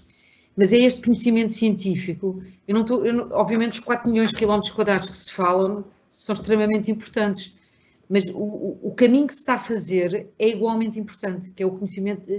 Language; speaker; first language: Portuguese; native; Portuguese